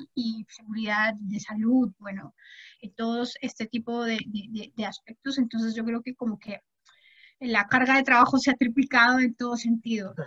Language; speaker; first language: Spanish; native; Spanish